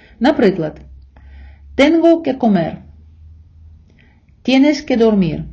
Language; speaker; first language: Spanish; non-native, fluent; Ukrainian